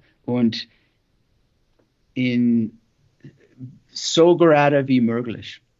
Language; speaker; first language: German; non-native, learner; English